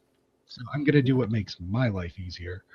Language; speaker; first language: English; native; English